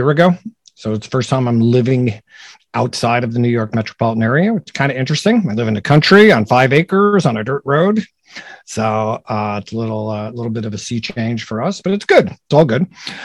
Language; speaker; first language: English; native; English